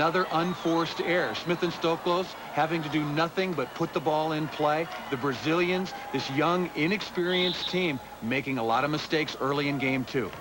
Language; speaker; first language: English; native; English